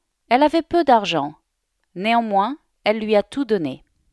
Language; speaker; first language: French; native; French